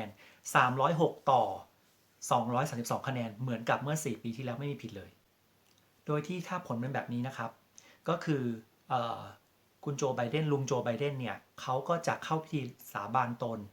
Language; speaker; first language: Thai; native; Thai